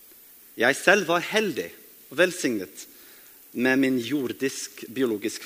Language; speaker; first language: Norwegian; non-native, fluent; English